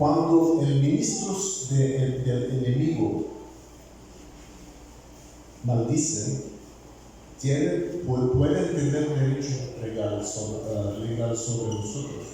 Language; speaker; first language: Spanish; non-native, fluent; Bulgarian